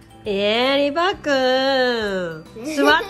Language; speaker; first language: Japanese; native; Japanese